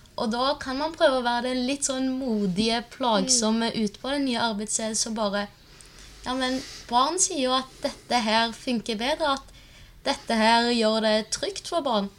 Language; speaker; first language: Norwegian; native; Norwegian